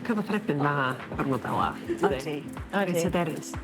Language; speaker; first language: Welsh; native; Welsh